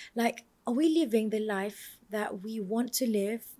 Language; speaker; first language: English; non-native, local second language; Malay